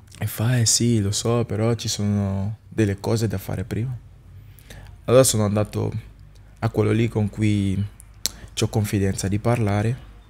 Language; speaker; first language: Italian; non-native, fluent; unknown